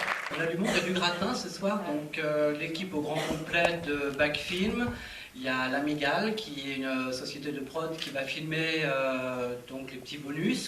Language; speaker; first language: French; native; French